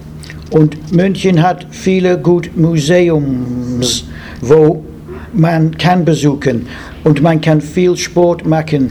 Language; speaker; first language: German; non-native, learner; English